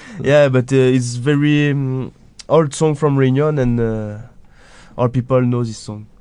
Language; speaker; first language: English; non-native, learner; French